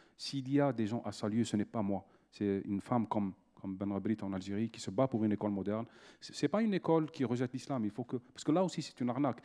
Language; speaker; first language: French; non-native, local second language; Arabic